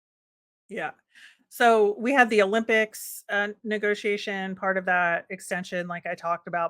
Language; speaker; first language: English; native; English